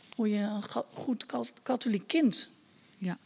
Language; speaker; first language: Dutch; native; Dutch